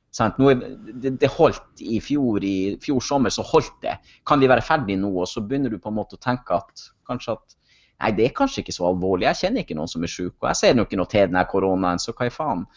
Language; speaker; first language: Norwegian; native; Norwegian